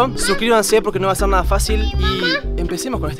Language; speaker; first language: Spanish; native; Spanish